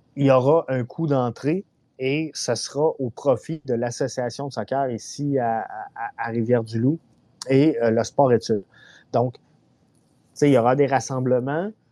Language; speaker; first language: French; native; French